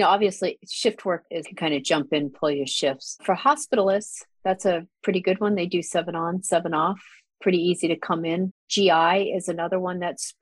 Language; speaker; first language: English; native; English